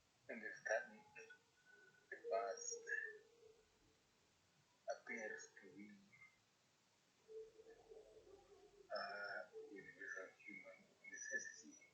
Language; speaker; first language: English; non-native, learner; Spanish